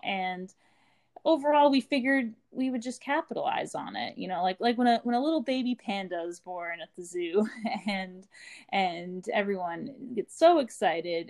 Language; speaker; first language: English; native; English